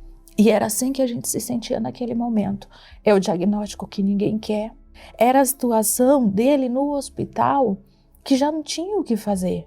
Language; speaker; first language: Portuguese; native; Portuguese